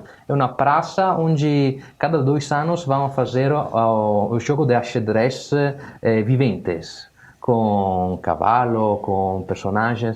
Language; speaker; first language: Portuguese; non-native, learner; Italian